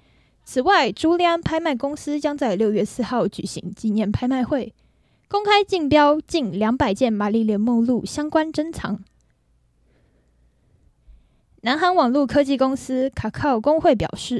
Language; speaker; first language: Chinese; native; Chinese